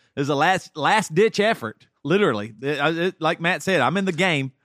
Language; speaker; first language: English; native; English